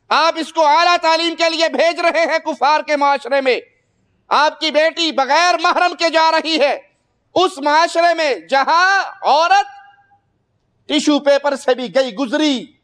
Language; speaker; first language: Urdu; non-native, local second language; Punjabi